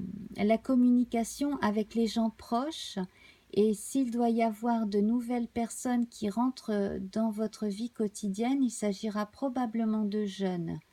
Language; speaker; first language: French; native; French